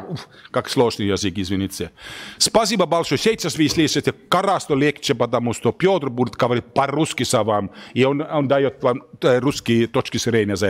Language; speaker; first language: Russian; non-native, learner; Finnish